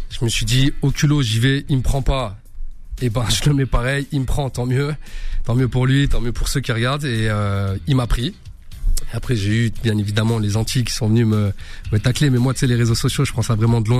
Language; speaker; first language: French; early bilingual, other home language; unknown